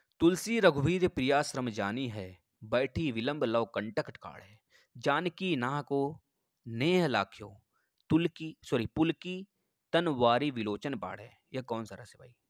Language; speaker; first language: Hindi; native; Hindi